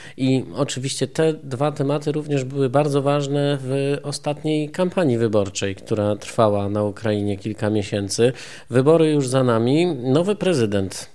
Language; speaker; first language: Polish; native; Polish